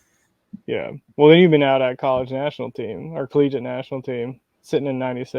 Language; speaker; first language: English; native; English